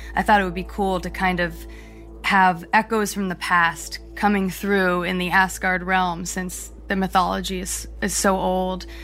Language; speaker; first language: English; native; English